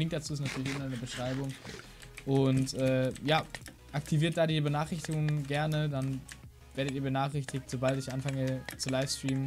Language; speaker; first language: German; native; German